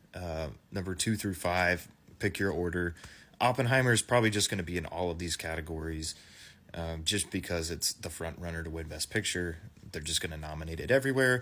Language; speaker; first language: English; native; English